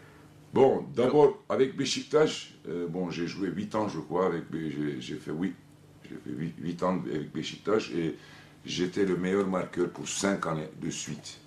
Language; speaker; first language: French; non-native, fluent; Turkish